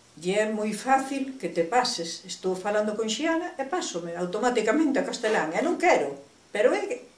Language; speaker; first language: Galician; native; Galician